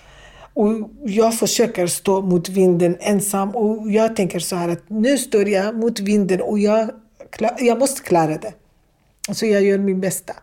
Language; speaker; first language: Swedish; non-native, fluent; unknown